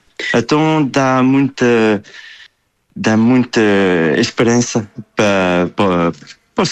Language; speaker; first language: Portuguese; early bilingual, heritage; Portuguese